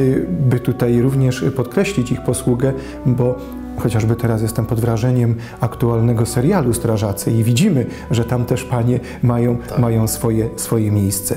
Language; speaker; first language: Polish; native; Polish